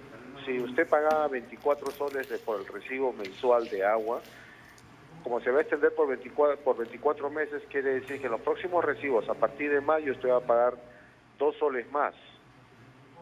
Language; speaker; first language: Spanish; native; Spanish